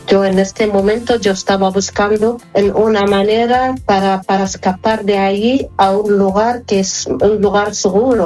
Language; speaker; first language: Spanish; non-native, fluent; Arabic